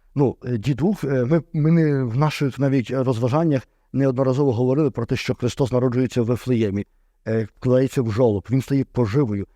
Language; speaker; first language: Ukrainian; native; Ukrainian